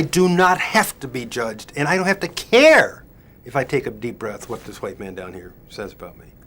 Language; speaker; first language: English; native; English